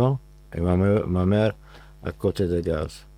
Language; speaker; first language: French; non-native, fluent; Hungarian